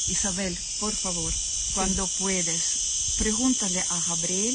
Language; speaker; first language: Spanish; non-native, learner; Ukrainian